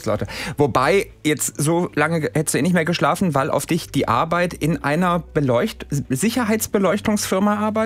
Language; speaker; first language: German; native; German